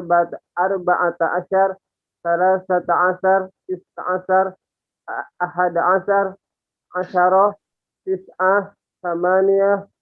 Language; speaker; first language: Arabic; non-native, learner; Indonesian